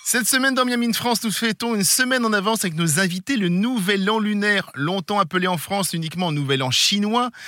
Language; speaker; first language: French; native; French